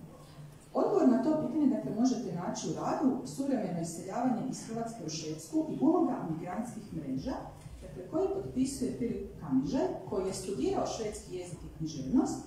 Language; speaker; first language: Croatian; native; Croatian